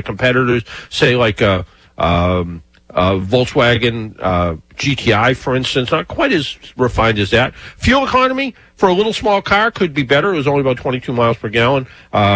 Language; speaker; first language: English; native; English